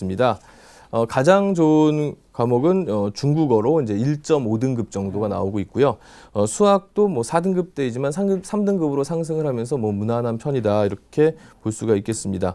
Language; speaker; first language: Korean; native; Korean